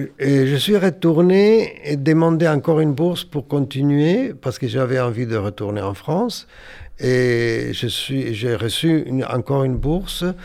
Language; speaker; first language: French; non-native, fluent; Yiddish